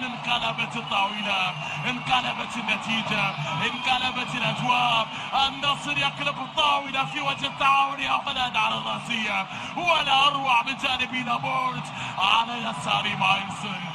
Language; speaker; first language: Arabic; native; Arabic